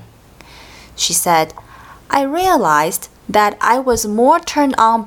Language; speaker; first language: English; non-native, fluent; Chinese